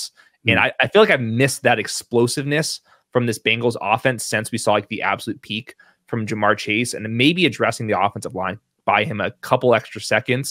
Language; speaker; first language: English; native; English